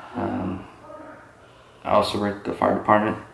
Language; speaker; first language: English; native; English